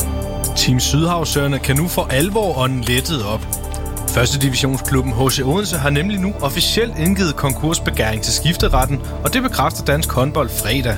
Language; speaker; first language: Danish; native; Danish